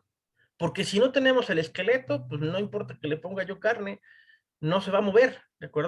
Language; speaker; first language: Spanish; native; Spanish